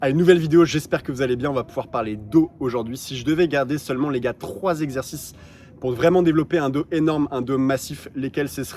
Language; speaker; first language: French; native; French